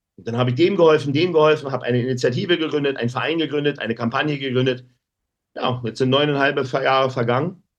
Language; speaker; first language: German; native; German